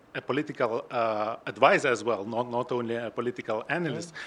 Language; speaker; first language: English; non-native, fluent; Lithuanian